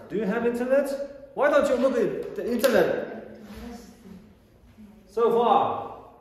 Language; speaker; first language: English; non-native, fluent; Kazakh